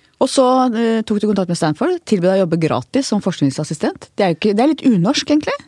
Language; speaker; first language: Norwegian; native; Norwegian